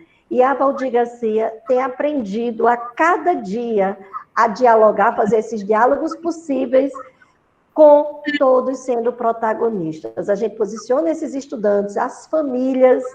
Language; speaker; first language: Portuguese; native; Portuguese